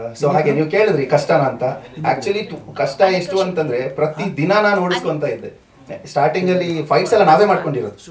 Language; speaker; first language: Kannada; non-native, local second language; Tulu